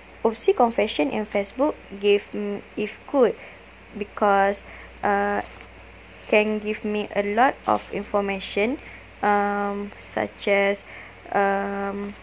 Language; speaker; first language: English; non-native, learner; Malay